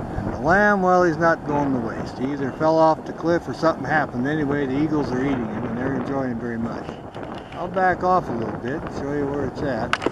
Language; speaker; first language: English; native; English